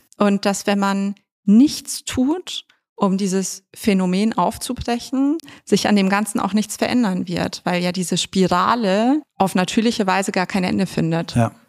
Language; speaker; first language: German; native; German